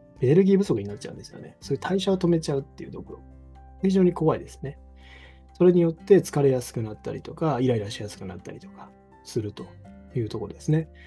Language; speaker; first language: Japanese; native; Japanese